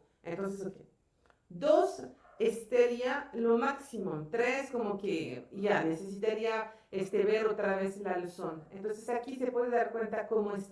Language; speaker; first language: Spanish; non-native, fluent; French